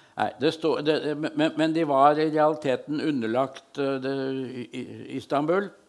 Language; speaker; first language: Norwegian; native; Norwegian